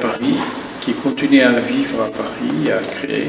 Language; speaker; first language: French; non-native, local second language; Arabic